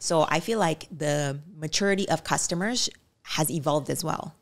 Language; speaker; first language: English; non-native, fluent; Indonesian